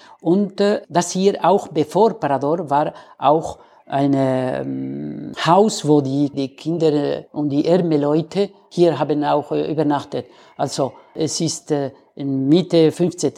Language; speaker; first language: German; non-native, fluent; Spanish